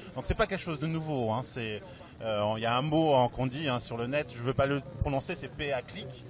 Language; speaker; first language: French; native; French